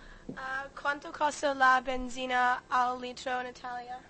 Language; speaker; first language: Italian; non-native, learner; English